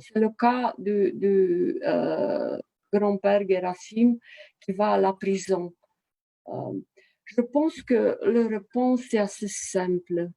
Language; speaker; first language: French; non-native, fluent; Romanian